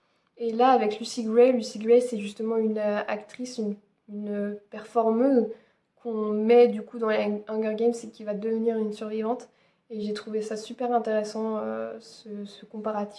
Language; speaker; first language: French; native; French